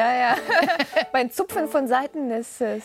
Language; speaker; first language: German; non-native, fluent; Russian